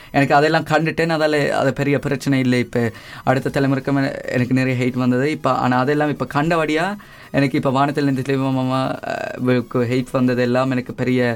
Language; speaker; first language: Tamil; early bilingual, heritage; Tamil